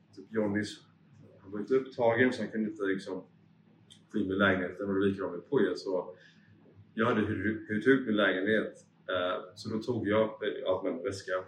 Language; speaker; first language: Swedish; early bilingual, other home language; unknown